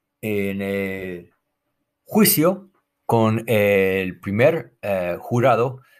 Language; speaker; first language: Spanish; non-native, fluent; English